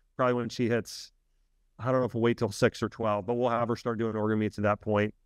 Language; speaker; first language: English; native; English